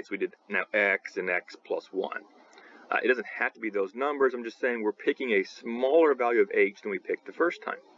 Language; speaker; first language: English; native; English